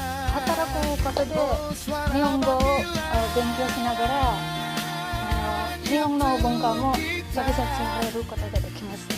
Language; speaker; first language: Japanese; non-native, learner; Indonesian